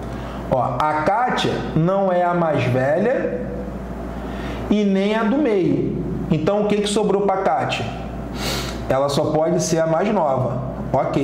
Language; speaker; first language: Portuguese; native; Portuguese